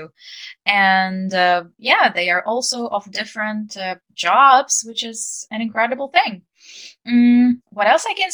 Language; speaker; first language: English; non-native, fluent; Ukrainian